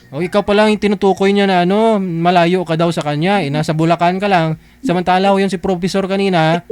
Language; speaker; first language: Filipino; native; Filipino